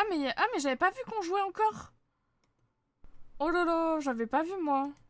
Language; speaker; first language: French; native; French